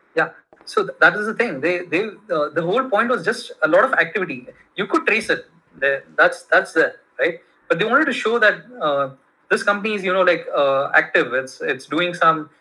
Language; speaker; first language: English; non-native, local second language; Kannada